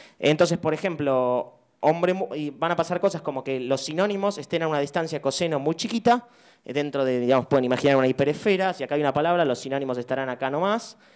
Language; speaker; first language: Spanish; native; Spanish